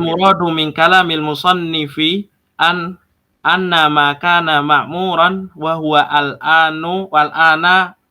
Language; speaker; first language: Arabic; non-native, learner; Indonesian